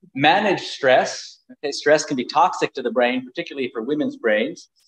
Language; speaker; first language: English; native; English